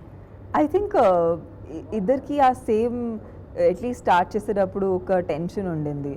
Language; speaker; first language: Telugu; non-native, fluent; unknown